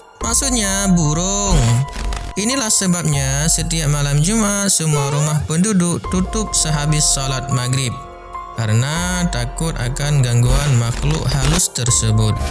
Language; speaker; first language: Malay; non-native, local second language; Achinese